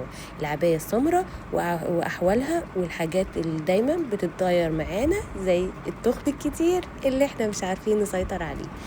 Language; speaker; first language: Arabic; native; Arabic